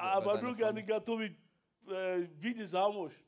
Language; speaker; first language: German; non-native, learner; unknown